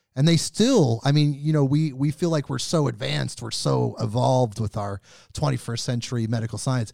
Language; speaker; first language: English; native; English